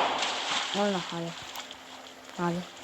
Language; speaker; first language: Arabic; native; Arabic